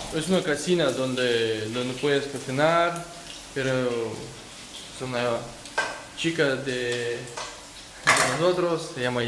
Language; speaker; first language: Spanish; non-native, learner; Russian